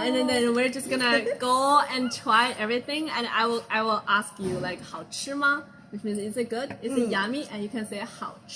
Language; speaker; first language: English; non-native, fluent; Chinese